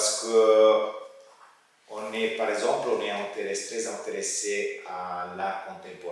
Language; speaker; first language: French; non-native, fluent; Italian